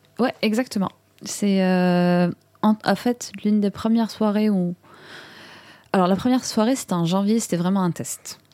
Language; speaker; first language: French; non-native, local second language; Arabic